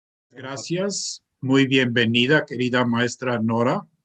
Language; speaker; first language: Spanish; native; Spanish